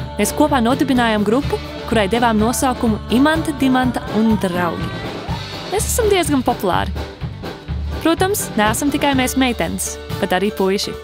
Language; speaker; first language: Latvian; early bilingual, heritage; Latvian